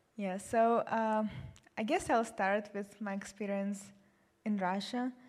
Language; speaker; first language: English; non-native, fluent; Russian